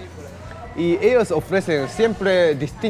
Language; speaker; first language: Spanish; non-native, fluent; Japanese